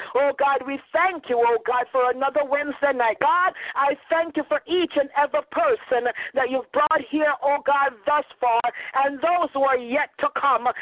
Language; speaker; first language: English; native; English